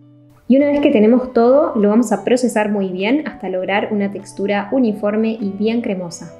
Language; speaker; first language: Spanish; native; Spanish